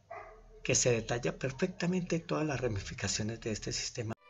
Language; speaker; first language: Spanish; native; Spanish